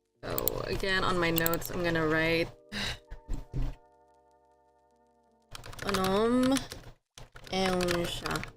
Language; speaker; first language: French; non-native, learner; English